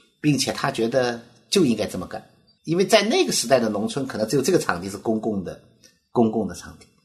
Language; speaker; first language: Chinese; native; Chinese